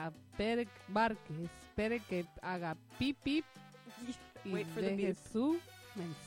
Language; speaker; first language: Spanish; native; Spanish